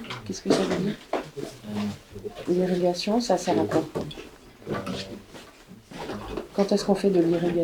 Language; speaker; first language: French; native; French